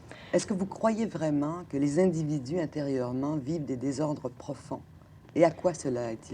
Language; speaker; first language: French; native; French